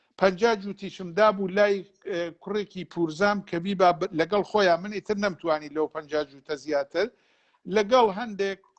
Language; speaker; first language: Central Kurdish; non-native, local second language; Gurani